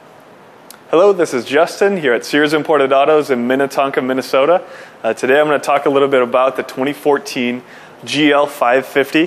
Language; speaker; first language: English; native; English